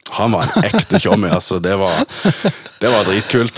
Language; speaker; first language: Norwegian; early bilingual, other home language; German